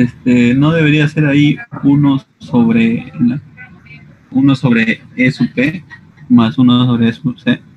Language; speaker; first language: Spanish; native; Spanish